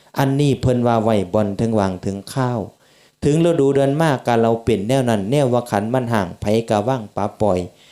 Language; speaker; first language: Thai; native; Thai